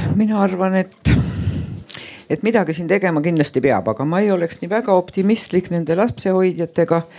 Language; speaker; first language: Estonian; native; Estonian